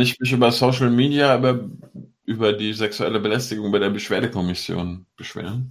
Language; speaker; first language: German; native; German